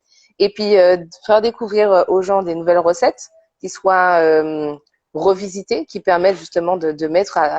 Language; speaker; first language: French; native; French